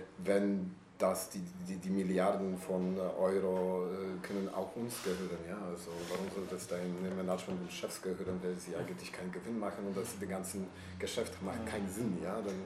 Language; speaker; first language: German; non-native, learner; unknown